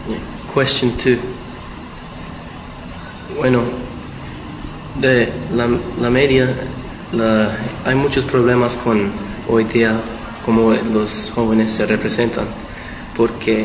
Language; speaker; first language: Spanish; early bilingual, heritage; Spanish